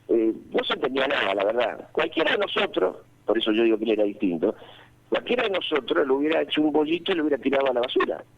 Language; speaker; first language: Spanish; native; Spanish